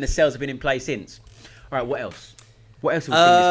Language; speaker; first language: English; native; English